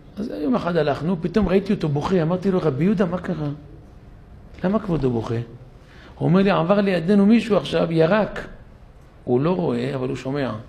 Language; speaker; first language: Hebrew; native; Hebrew